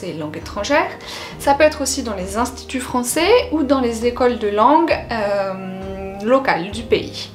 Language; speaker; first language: French; native; French